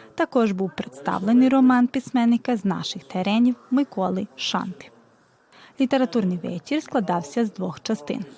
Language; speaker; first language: Ukrainian; early bilingual, heritage; Ukrainian